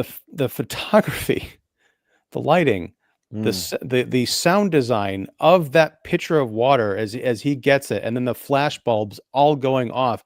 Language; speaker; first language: English; native; English